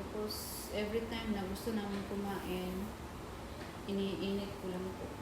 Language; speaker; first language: Filipino; non-native, local second language; Cebuano